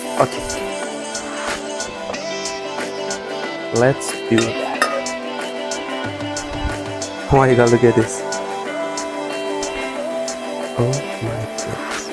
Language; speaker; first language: English; non-native, learner; Persian